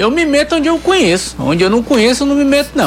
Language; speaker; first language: Portuguese; native; Portuguese